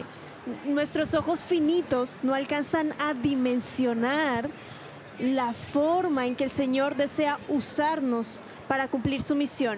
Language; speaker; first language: Spanish; native; Spanish